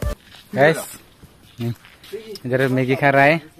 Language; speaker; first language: Hindi; non-native, local second language; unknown